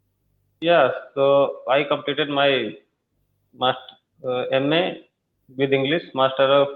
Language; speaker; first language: English; non-native, learner; Hindi